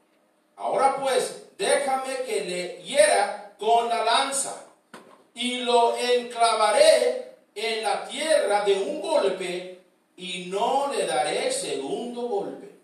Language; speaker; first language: Spanish; early bilingual, heritage; Spanish